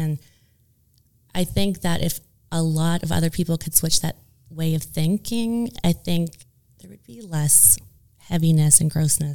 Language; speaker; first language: English; native; English